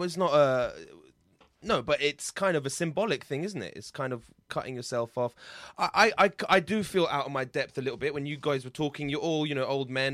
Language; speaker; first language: English; native; English